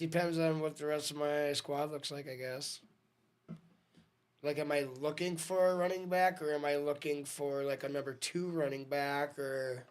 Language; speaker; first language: English; native; English